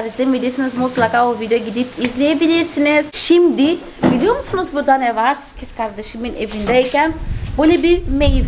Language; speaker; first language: Turkish; non-native, fluent; Portuguese